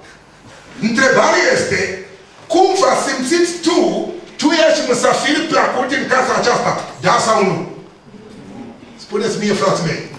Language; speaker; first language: Romanian; non-native, learner; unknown